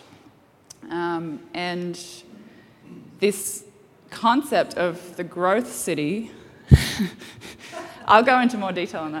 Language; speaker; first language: English; native; English